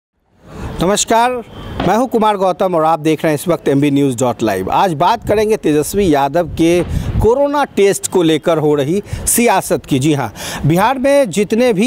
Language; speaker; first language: Hindi; native; Hindi